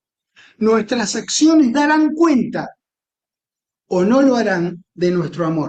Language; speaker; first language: Spanish; native; Spanish